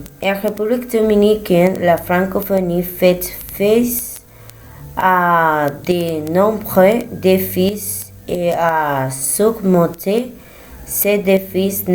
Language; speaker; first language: French; non-native, learner; Spanish